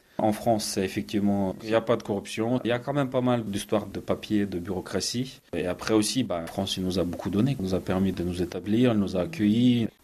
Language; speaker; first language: French; non-native, fluent; Ukrainian